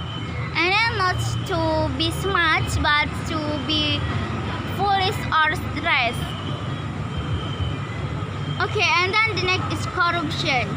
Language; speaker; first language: English; non-native, learner; Indonesian